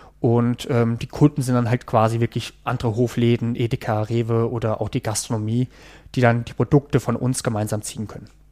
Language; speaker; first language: German; native; German